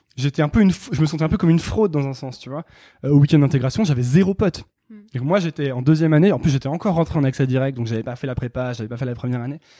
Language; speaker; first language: French; native; French